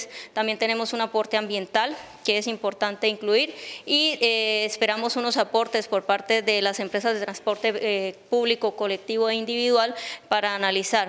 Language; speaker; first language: Spanish; native; Spanish